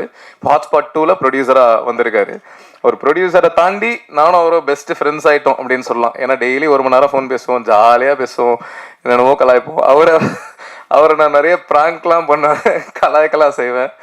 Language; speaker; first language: Tamil; native; Tamil